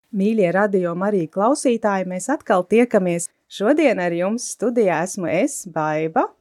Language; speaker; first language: Latvian; native; Latvian